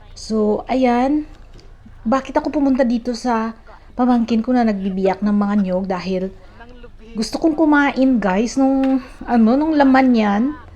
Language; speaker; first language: Filipino; non-native, local second language; Cebuano